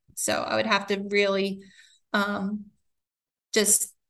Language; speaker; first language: English; native; English